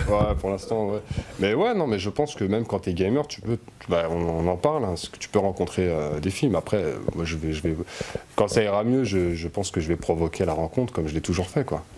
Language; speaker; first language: French; native; French